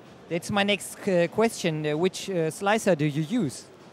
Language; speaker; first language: English; non-native, fluent; German